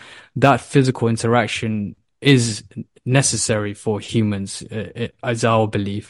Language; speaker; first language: English; native; English